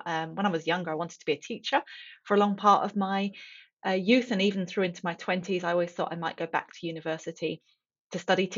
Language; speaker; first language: English; native; English